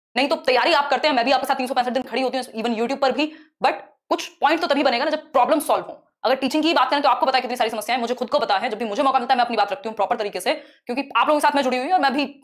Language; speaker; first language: Hindi; native; Hindi